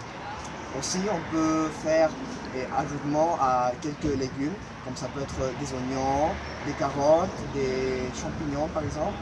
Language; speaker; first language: French; non-native, fluent; Spanish